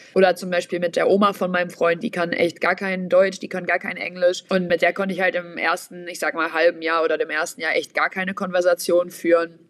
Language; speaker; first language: German; native; German